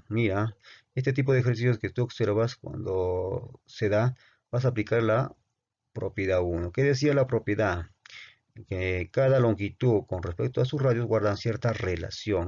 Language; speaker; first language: Spanish; native; Spanish